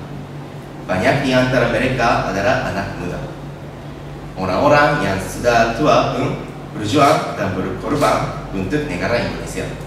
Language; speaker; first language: Indonesian; non-native, learner; Japanese